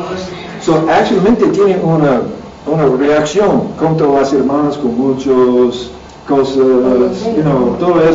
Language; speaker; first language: Spanish; non-native, learner; English